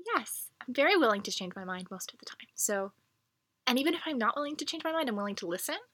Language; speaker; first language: English; native; English